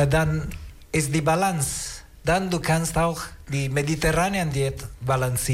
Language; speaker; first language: German; non-native, learner; Italian